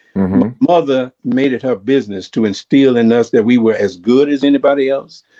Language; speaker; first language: English; native; English